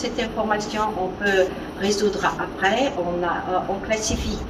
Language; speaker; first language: French; non-native, learner; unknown